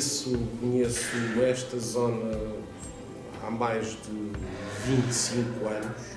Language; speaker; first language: Portuguese; non-native, fluent; Italian